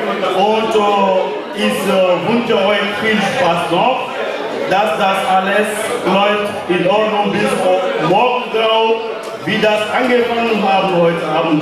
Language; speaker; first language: German; non-native, learner; French